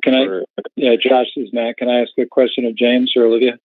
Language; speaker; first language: English; native; English